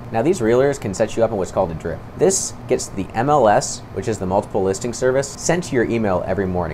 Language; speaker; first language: English; native; English